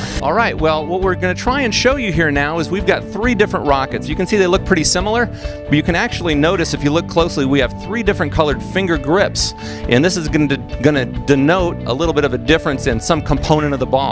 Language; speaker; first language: English; native; English